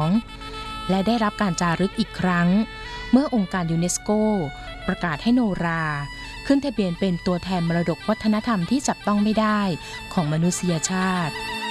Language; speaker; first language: Thai; native; Thai